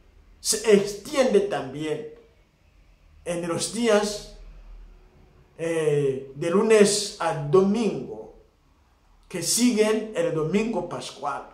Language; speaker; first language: Spanish; non-native, fluent; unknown